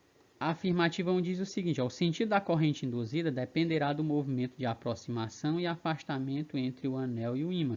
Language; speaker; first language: Portuguese; native; Portuguese